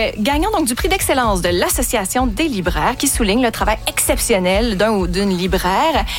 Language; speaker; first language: French; native; French